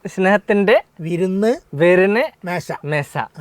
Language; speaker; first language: Malayalam; non-native, local second language; Bangla